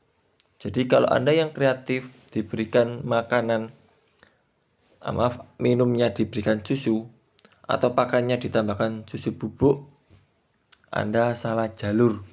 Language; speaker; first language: Indonesian; native; Indonesian